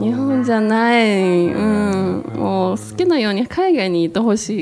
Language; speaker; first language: Japanese; non-native, fluent; Chinese